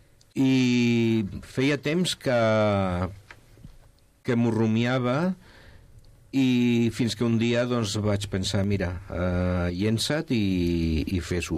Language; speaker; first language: Catalan; non-native, local second language; Spanish